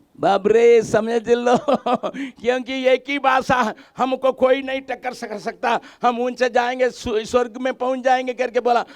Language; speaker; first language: Hindi; non-native, local second language; Tamil